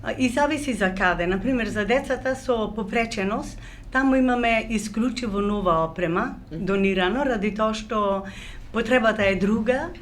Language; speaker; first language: Macedonian; native; Macedonian